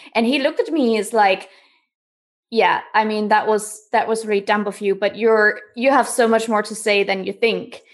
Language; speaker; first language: English; non-native, fluent; German